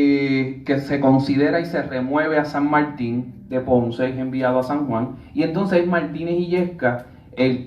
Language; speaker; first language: Spanish; native; Spanish